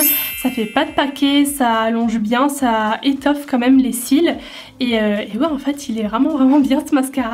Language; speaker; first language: French; native; French